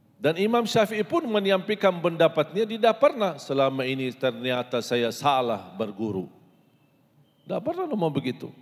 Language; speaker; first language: Malay; non-native, fluent; Arabic